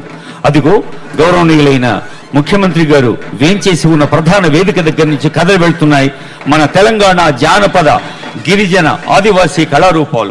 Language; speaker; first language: Telugu; native; Telugu